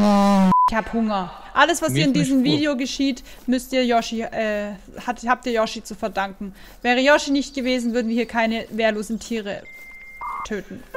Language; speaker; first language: German; native; German